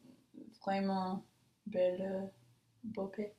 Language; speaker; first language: French; non-native, learner; English